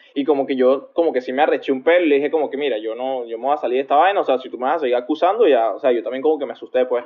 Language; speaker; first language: Spanish; native; Spanish